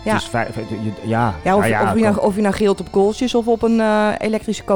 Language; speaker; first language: Dutch; native; Dutch